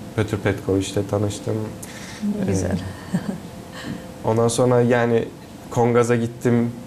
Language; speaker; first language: Turkish; native; Turkish